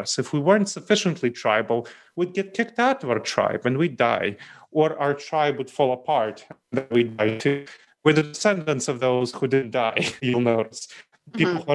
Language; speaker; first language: English; early bilingual, other home language; Romanian